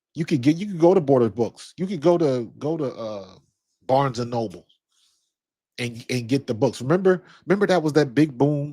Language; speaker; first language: English; native; English